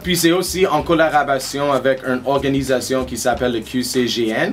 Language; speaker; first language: French; non-native, local second language; English